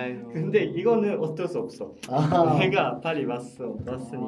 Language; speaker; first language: Korean; non-native, learner; Japanese